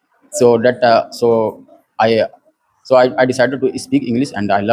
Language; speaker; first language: English; non-native, learner; Hindi